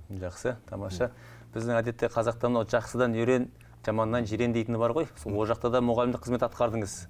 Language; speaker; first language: Kazakh; native; Kazakh